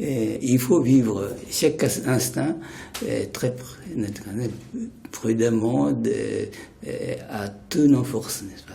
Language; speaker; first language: French; non-native, fluent; Japanese